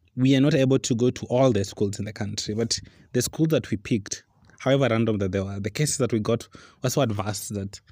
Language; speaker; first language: English; non-native, local second language; Luo (Kenya and Tanzania)